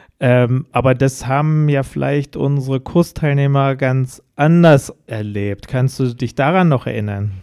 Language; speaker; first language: German; native; German